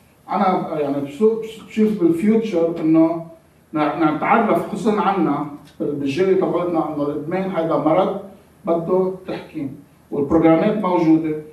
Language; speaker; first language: Arabic; native; Arabic